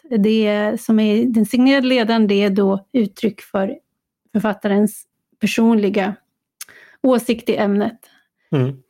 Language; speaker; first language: Swedish; native; Swedish